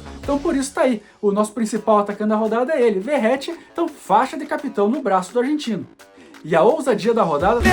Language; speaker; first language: Portuguese; native; Portuguese